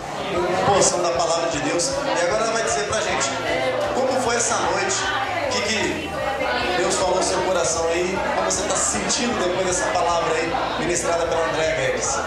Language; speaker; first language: Portuguese; native; Portuguese